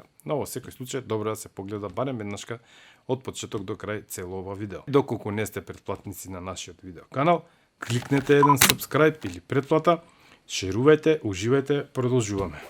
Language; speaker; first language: Macedonian; native; Macedonian